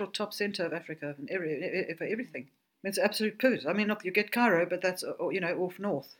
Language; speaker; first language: English; native; English